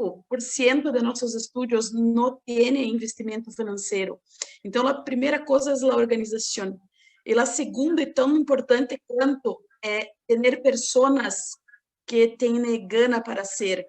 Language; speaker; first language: Spanish; non-native, learner; Portuguese